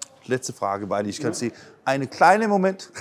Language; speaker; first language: German; non-native, learner; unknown